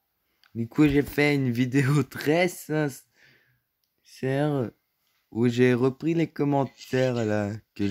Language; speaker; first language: French; native; French